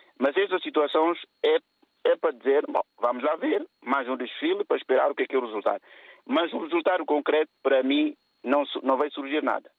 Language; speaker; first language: Portuguese; non-native, local second language; Upper Guinea Crioulo